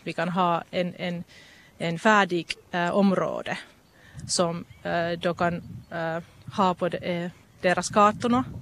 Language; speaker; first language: Swedish; non-native, local second language; Finnish